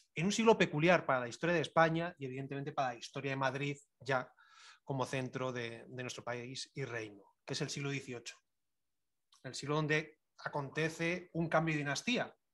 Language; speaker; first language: Spanish; native; Spanish